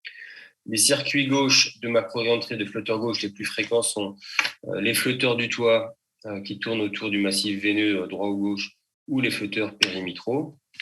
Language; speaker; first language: French; native; French